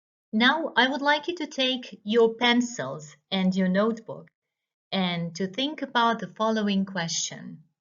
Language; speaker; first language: English; non-native, fluent; Croatian